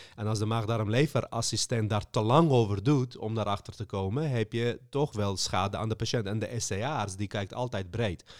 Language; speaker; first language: Dutch; early bilingual, other home language; Armenian